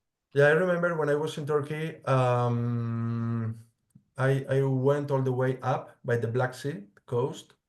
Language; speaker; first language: English; non-native, fluent; Spanish